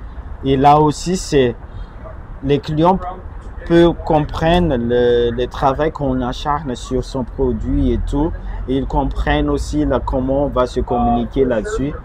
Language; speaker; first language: French; non-native, fluent; Chinese